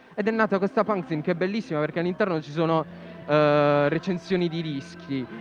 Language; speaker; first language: Italian; native; Italian